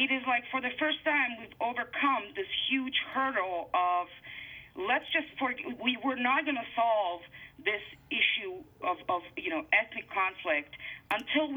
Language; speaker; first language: English; non-native, fluent; Bosnian